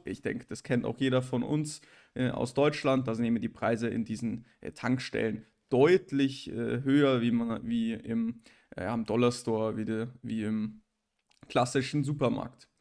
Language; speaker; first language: German; native; German